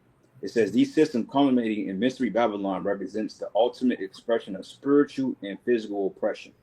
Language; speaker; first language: English; native; English